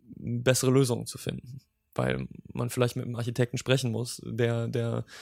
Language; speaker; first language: German; native; German